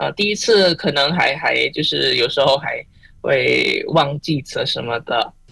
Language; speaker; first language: Chinese; non-native, fluent; Indonesian